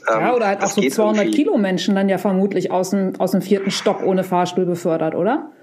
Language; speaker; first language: German; native; German